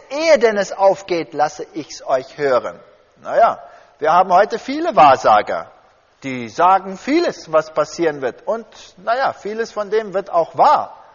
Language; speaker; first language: German; early bilingual, heritage; German